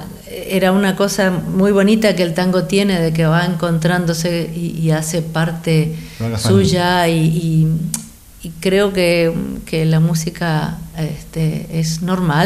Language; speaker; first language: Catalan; non-native, fluent; Spanish